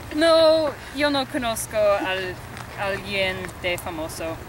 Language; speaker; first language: Spanish; non-native, learner; English